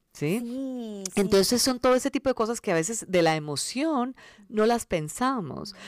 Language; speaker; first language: Spanish; early bilingual, other home language; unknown